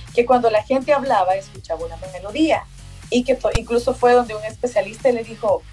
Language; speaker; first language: Spanish; native; Spanish